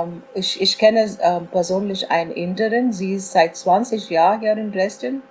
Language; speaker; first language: German; non-native, fluent; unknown